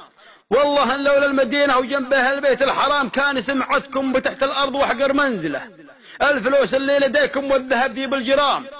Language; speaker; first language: Arabic; native; Arabic